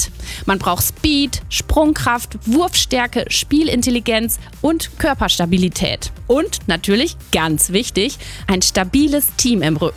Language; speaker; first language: German; native; German